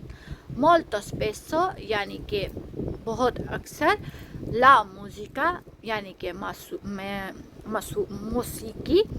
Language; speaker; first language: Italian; non-native, fluent; Urdu